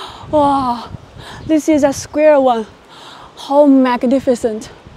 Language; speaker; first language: English; non-native, fluent; Chinese